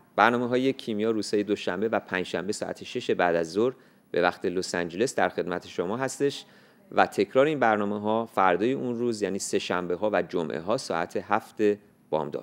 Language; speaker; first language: Persian; native; Persian